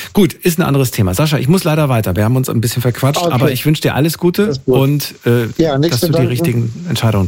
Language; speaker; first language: German; native; German